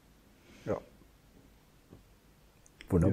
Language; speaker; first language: German; native; German